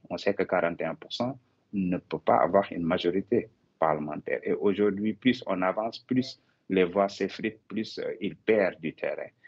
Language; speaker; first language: French; non-native, local second language; Wolof